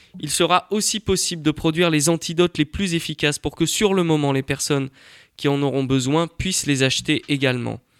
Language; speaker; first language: French; native; French